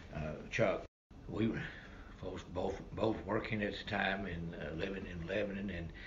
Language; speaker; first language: English; native; English